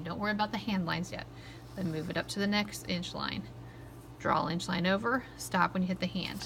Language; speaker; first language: English; native; English